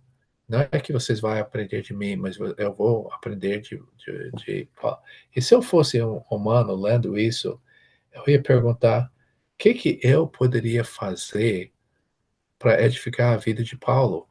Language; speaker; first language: Portuguese; non-native, fluent; English